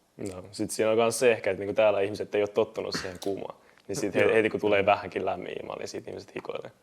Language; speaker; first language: Finnish; native; Finnish